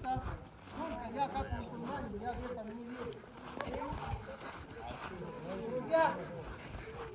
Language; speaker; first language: Russian; non-native, fluent; Arabic